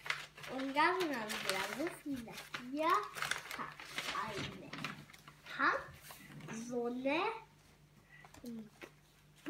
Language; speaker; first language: German; non-native, learner; Hungarian